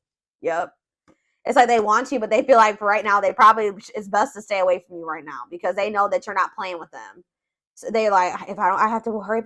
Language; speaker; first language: English; native; English